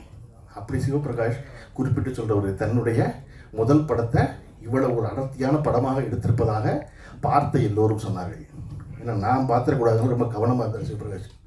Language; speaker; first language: Tamil; native; Tamil